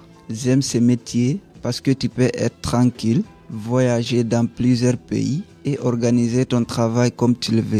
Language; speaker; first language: French; non-native, learner; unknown